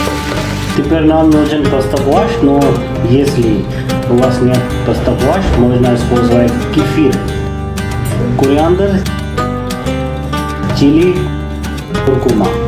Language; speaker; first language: Russian; non-native, learner; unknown